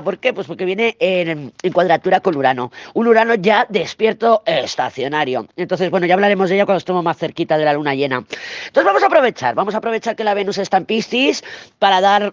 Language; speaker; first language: Spanish; native; Spanish